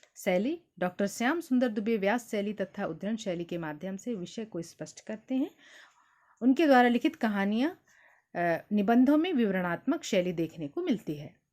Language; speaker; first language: Hindi; native; Hindi